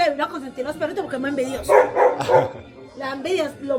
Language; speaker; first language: Spanish; native; Spanish